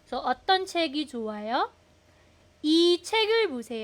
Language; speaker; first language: Korean; non-native, fluent; Filipino